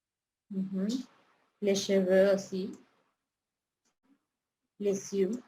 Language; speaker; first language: French; non-native, fluent; Spanish